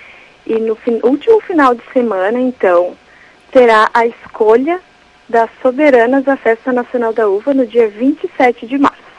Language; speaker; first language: Portuguese; native; Portuguese